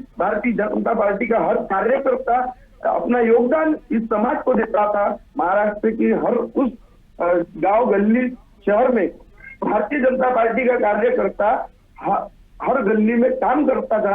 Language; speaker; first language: Hindi; non-native, local second language; Marathi